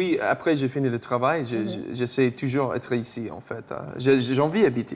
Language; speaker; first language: French; non-native, fluent; English